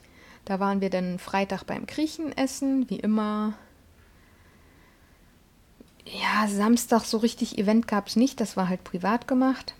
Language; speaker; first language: German; native; German